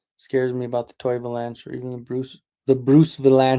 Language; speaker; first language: English; native; English